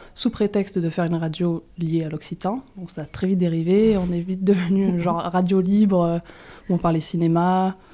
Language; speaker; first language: French; native; French